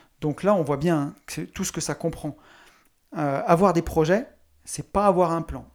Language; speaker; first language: French; native; French